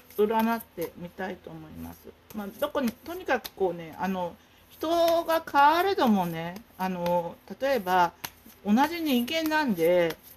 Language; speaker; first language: Japanese; native; Japanese